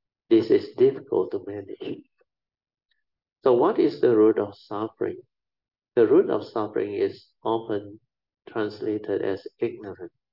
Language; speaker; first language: English; non-native, local second language; Min Nan Chinese